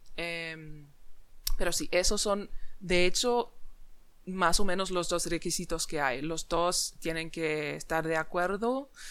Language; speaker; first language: Spanish; non-native, fluent; German